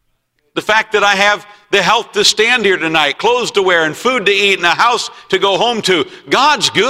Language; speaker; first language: English; native; English